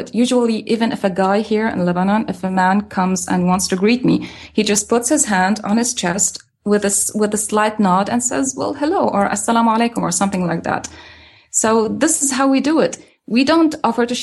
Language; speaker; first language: English; non-native, fluent; Arabic